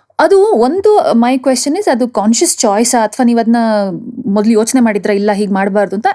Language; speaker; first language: Kannada; native; Kannada